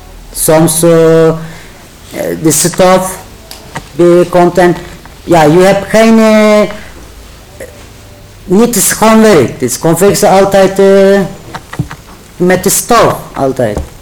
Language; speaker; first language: Dutch; non-native, learner; Turkish